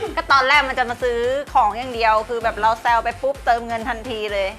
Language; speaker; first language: Thai; native; Thai